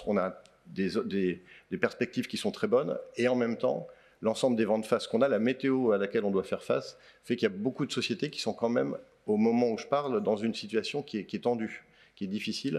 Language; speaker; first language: French; native; French